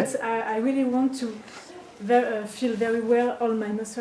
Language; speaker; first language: English; non-native, fluent; French